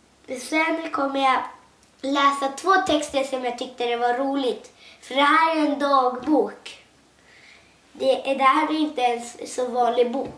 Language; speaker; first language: Swedish; non-native, local second language; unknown